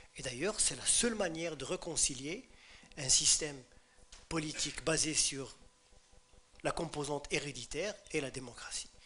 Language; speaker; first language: French; non-native, local second language; Arabic